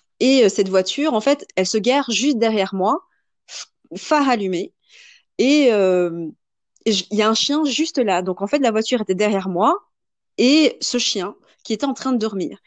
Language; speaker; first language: French; early bilingual, other home language; Vietnamese